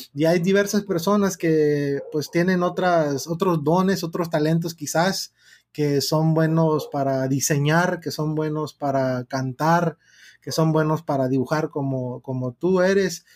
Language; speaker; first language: Spanish; early bilingual, heritage; Spanish